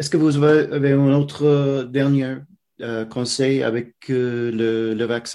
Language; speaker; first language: French; non-native, learner; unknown